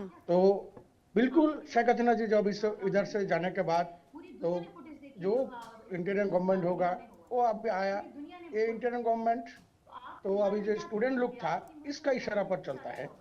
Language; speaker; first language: Hindi; non-native, local second language; Bangla